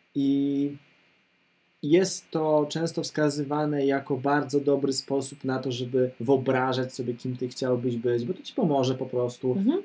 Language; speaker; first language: Polish; native; Polish